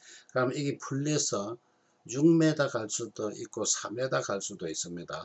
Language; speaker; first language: Korean; native; Korean